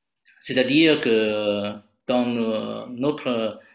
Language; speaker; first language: French; non-native, learner; Vietnamese